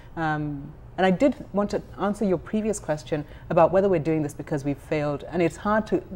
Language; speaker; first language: English; non-native, local second language; Ganda